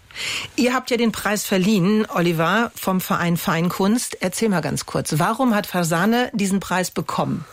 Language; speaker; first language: German; native; German